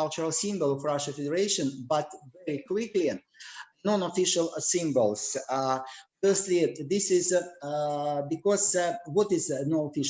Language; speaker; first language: English; non-native, learner; Russian